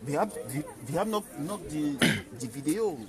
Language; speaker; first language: German; non-native, learner; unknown